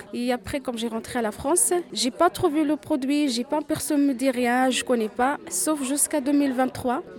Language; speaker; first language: French; non-native, learner; Arabic